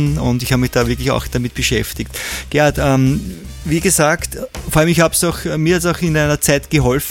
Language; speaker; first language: German; native; German